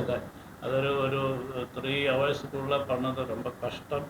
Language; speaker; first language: Tamil; non-native, learner; Malayalam